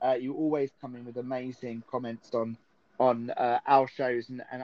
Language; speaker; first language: English; native; English